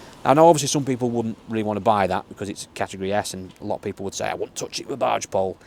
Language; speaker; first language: English; native; English